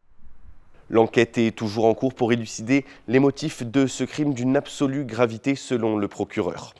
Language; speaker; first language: French; native; French